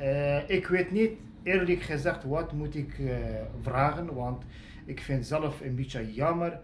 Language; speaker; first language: Dutch; non-native, fluent; Kurdish